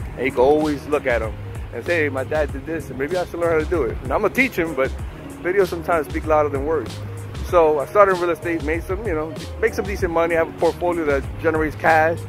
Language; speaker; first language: English; native; English